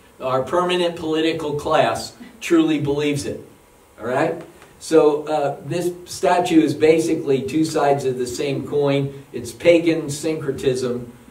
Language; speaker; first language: English; native; English